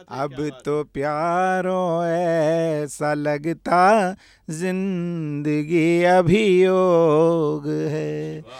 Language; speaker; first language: Hindi; native; Hindi